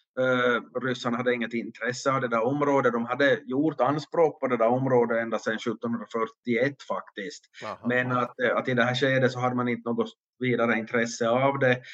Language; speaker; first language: Swedish; native; Swedish